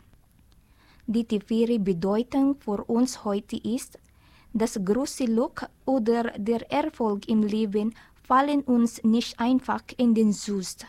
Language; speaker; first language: German; non-native, learner; Filipino